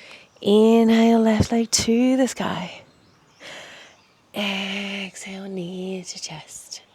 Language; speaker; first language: English; native; English